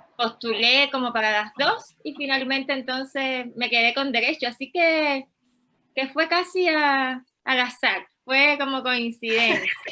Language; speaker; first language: Spanish; native; Spanish